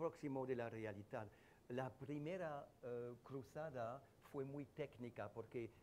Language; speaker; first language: Spanish; non-native, fluent; French